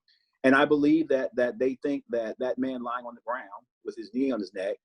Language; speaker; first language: English; native; English